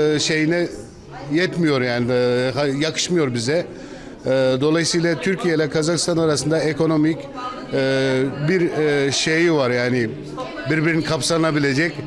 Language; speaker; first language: Turkish; non-native, fluent; Kazakh